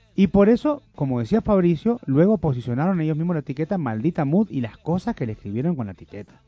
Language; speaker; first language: Spanish; native; Spanish